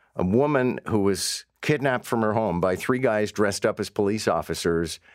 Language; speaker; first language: English; native; English